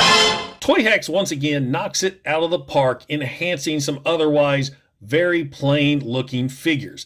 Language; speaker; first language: English; native; English